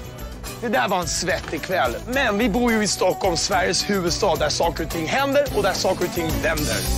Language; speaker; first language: Swedish; native; Swedish